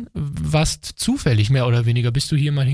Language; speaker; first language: German; native; German